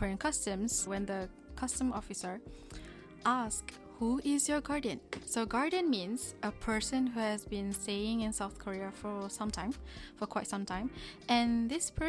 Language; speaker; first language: English; non-native, local second language; Malay